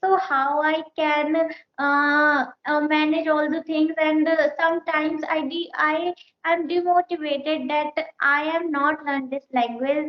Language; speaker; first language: English; non-native, learner; Hindi